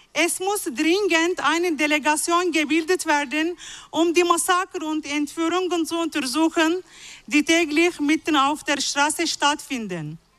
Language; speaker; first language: German; non-native, fluent; Arabic